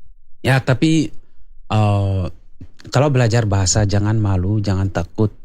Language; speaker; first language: Indonesian; non-native, learner; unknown